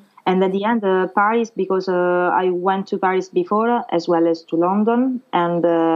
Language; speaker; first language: English; non-native, fluent; Italian